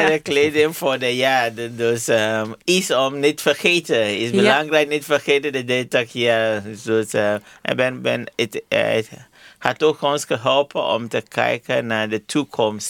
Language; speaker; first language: Dutch; non-native, learner; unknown